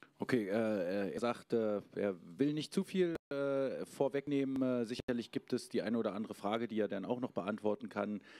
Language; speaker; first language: German; native; German